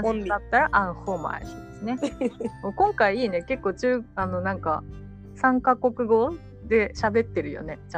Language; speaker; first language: Japanese; native; Japanese